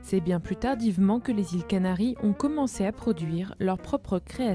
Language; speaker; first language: French; native; French